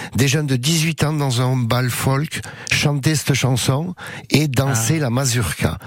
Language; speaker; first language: French; native; French